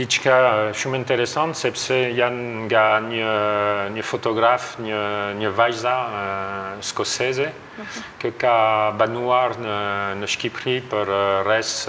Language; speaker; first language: Albanian; non-native, learner; French